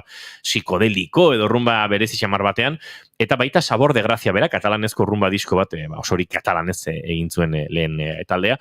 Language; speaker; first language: Basque; native; Basque